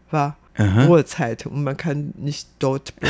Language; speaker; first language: German; non-native, fluent; Chinese